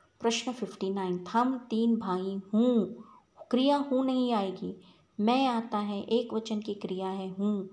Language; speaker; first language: Hindi; non-native, local second language; Kannada